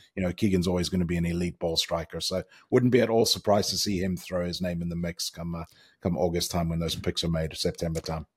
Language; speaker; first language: English; native; English